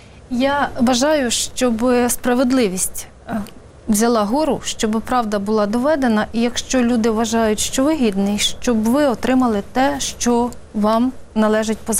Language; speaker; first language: Ukrainian; native; Ukrainian